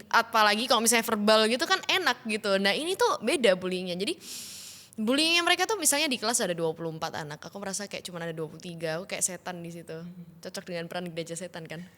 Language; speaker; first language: Indonesian; native; Indonesian